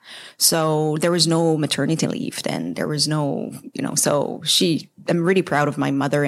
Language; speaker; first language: English; non-native, fluent; French